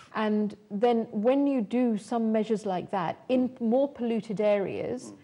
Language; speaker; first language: English; native; English